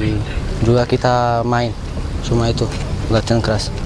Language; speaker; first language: Indonesian; early bilingual, heritage; Portuguese